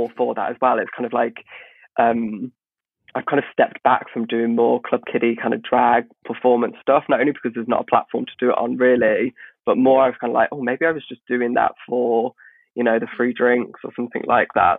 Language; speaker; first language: English; native; English